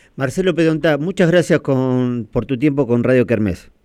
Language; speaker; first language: Spanish; native; Spanish